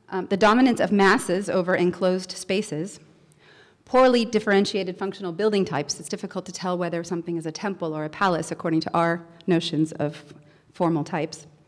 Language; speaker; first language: English; native; English